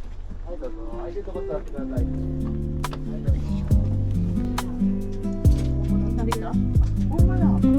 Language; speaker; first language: Japanese; native; Japanese